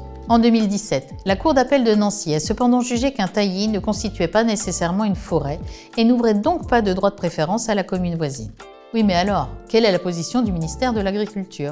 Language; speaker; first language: French; native; French